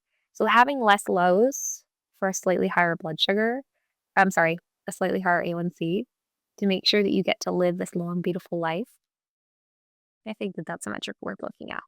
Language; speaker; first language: English; native; English